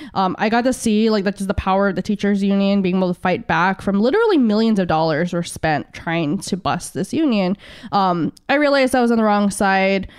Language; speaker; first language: English; early bilingual, other home language; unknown